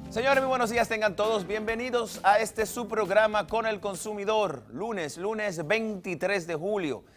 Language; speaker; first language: Spanish; native; Spanish